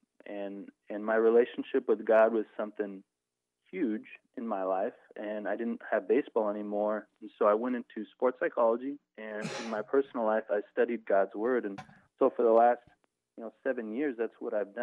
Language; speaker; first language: English; native; English